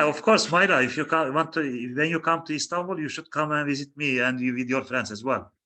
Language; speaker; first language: English; non-native, fluent; Turkish